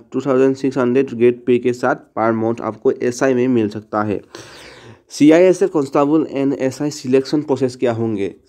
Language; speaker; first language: Hindi; non-native, local second language; Assamese